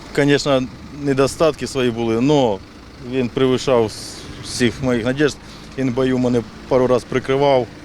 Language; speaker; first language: Ukrainian; native; Ukrainian